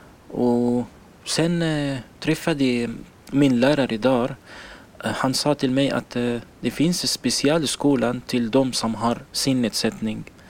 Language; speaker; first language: Swedish; non-native, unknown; Arabic